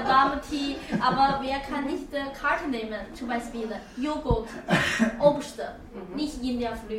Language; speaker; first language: German; non-native, learner; Chinese